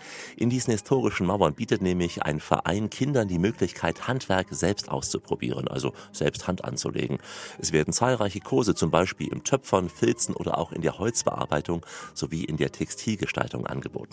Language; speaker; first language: German; native; German